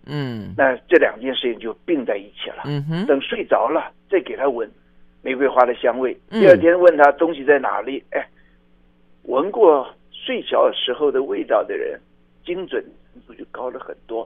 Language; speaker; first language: Chinese; native; Chinese